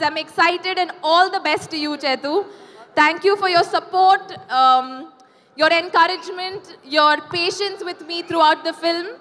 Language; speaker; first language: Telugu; non-native, learner; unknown